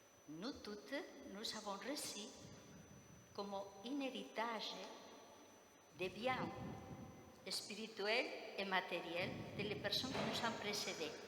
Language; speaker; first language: French; non-native, fluent; Spanish